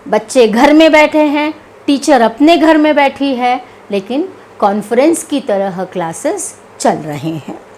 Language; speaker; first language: Hindi; non-native, local second language; Kannada